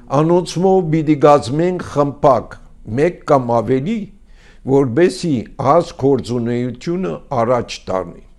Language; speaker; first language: Armenian; early bilingual, heritage; Armenian